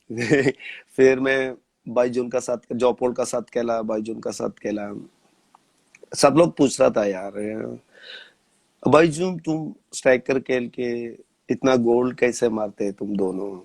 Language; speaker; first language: Hindi; non-native, local second language; Malayalam